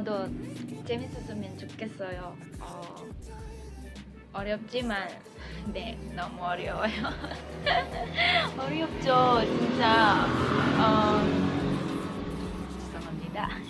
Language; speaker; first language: Korean; non-native, learner; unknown